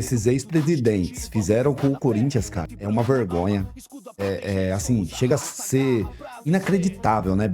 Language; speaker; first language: Portuguese; native; Portuguese